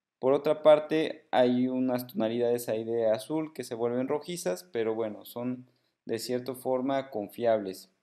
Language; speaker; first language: Spanish; native; Spanish